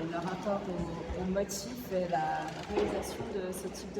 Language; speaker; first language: French; native; French